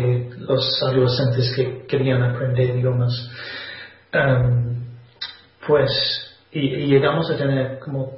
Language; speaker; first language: Spanish; non-native, fluent; English